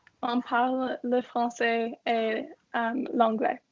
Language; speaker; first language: French; non-native, learner; English